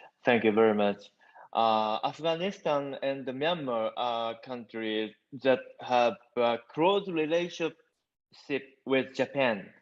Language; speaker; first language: English; non-native, learner; Japanese